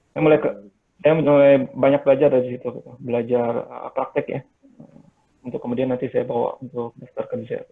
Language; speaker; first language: Indonesian; native; Indonesian